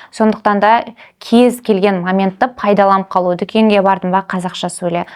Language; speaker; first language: Kazakh; non-native, local second language; Russian